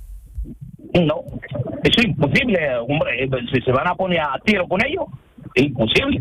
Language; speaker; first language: Spanish; non-native, fluent; Arabic